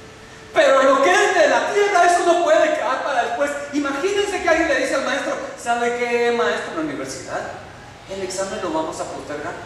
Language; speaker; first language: Spanish; native; Spanish